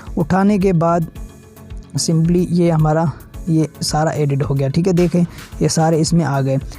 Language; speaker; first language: Urdu; non-native, local second language; Sindhi